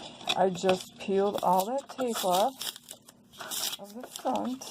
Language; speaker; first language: English; native; English